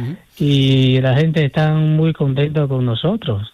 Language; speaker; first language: Spanish; non-native, fluent; Chinese